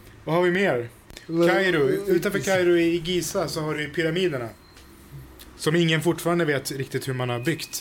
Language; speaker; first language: Swedish; native; Swedish